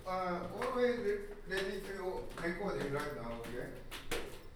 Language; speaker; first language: English; non-native, learner; Japanese